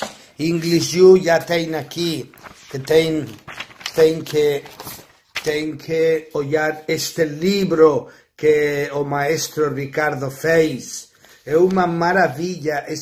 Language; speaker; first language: Portuguese; non-native, fluent; Spanish